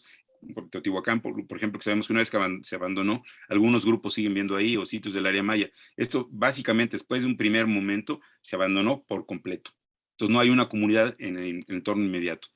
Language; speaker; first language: Spanish; native; Spanish